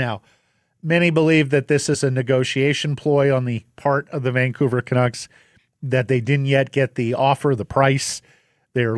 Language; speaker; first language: English; native; English